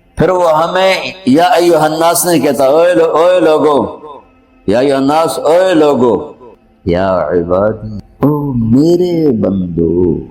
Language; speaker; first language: Urdu; non-native, local second language; Punjabi